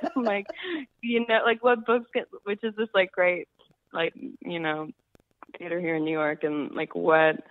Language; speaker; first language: English; native; English